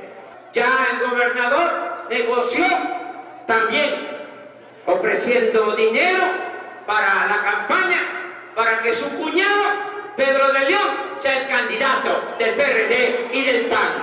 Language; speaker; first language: Spanish; native; Spanish